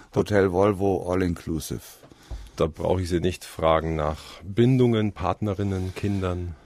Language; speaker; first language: German; native; German